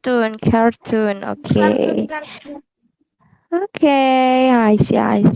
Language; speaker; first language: English; non-native, fluent; Indonesian